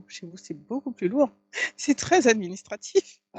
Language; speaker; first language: French; native; French